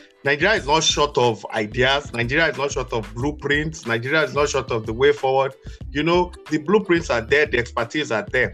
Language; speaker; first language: English; non-native, local second language; Yoruba